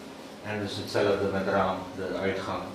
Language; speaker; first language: Dutch; native; Dutch